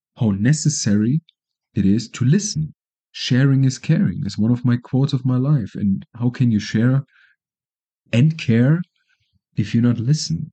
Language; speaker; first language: English; non-native, fluent; German